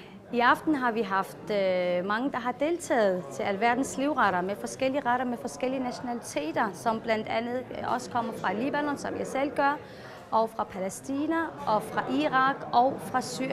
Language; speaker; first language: Danish; non-native, fluent; Arabic